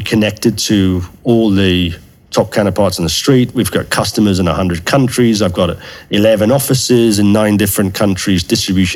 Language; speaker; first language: English; native; English